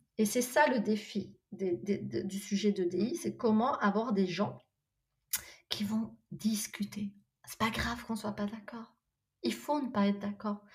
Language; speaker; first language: French; non-native, local second language; Arabic